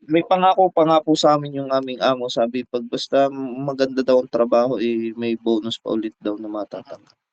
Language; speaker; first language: Filipino; native; Filipino